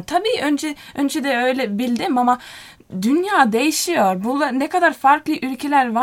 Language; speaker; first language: Turkish; non-native, learner; Finnish